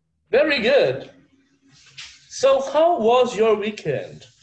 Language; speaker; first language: English; non-native, fluent; Portuguese